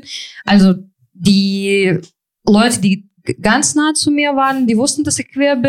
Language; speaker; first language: German; non-native, fluent; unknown